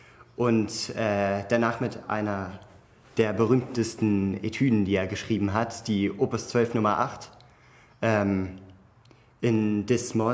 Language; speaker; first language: German; native; German